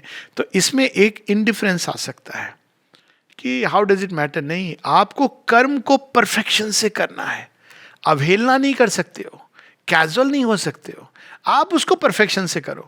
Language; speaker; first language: Hindi; native; Hindi